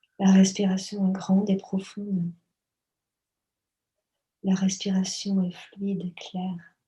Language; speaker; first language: French; native; French